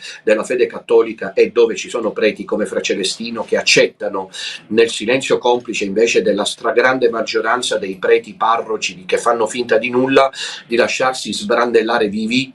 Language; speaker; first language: Italian; native; Italian